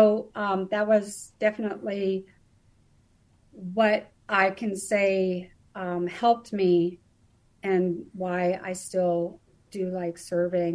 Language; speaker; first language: English; native; English